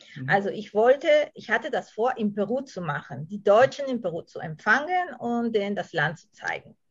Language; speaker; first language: German; non-native, fluent; Spanish